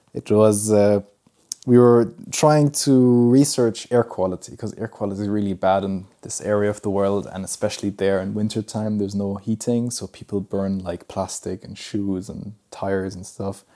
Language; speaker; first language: English; early bilingual, other home language; Pashto